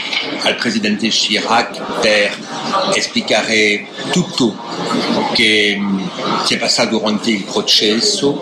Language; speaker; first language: Italian; non-native, fluent; French